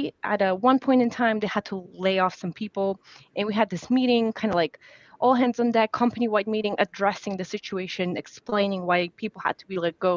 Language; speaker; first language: English; non-native, fluent; Polish